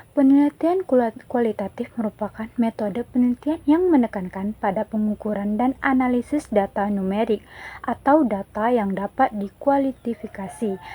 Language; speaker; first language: Indonesian; native; Indonesian